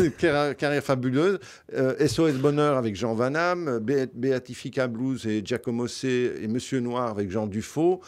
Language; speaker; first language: French; native; French